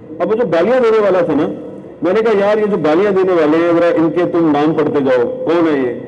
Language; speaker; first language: Urdu; non-native, local second language; Punjabi